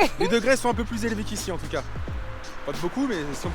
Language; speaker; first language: French; native; French